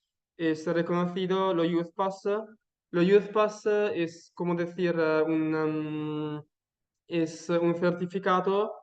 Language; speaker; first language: Spanish; non-native, learner; Italian